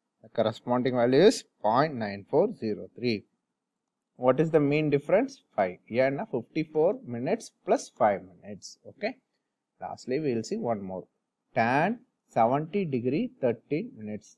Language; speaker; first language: English; non-native, local second language; Tamil